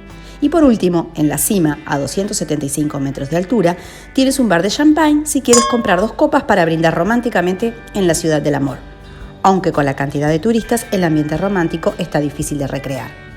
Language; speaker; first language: Spanish; native; Spanish